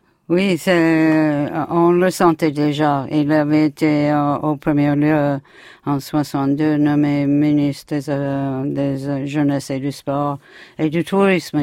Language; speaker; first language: French; non-native, fluent; English